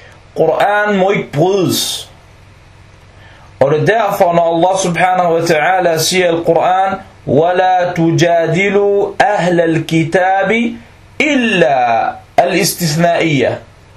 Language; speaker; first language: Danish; non-native, fluent; Arabic